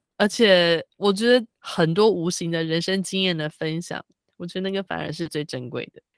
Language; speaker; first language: Chinese; native; Chinese